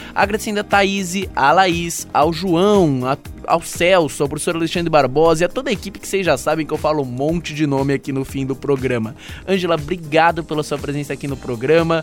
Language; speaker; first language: Portuguese; native; Portuguese